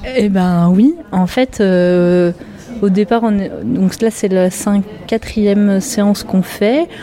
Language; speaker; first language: French; native; French